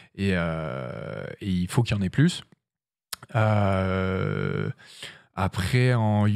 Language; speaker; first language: French; native; French